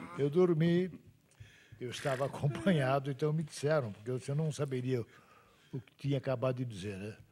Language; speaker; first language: Portuguese; native; Portuguese